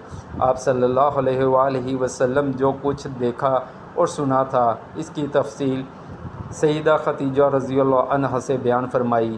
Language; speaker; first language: Urdu; native; Urdu